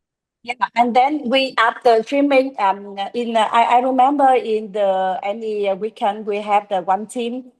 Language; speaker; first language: English; non-native, learner; Vietnamese